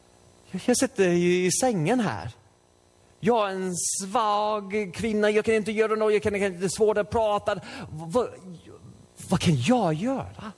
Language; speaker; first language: Swedish; non-native, fluent; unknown